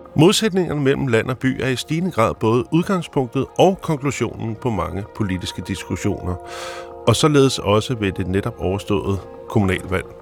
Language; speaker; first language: Danish; native; Danish